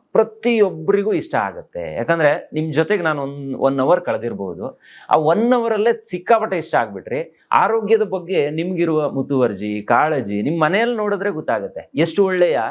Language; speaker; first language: Kannada; native; Kannada